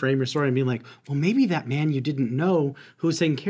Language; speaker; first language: English; native; English